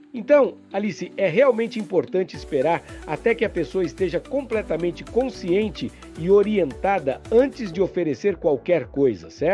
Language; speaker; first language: Portuguese; native; Portuguese